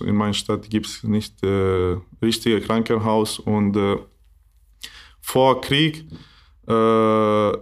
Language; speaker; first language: German; non-native, learner; Bosnian